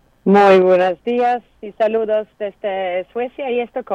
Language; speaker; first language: Spanish; non-native, fluent; Swedish